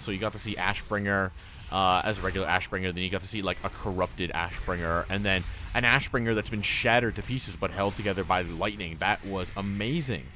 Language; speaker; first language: English; native; English